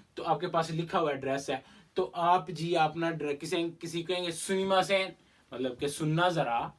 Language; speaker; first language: Urdu; native; Urdu